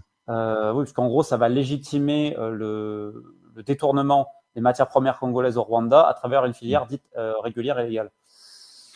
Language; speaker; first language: French; native; French